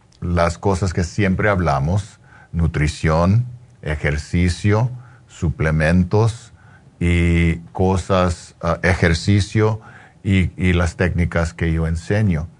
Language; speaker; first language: Spanish; early bilingual, heritage; Spanish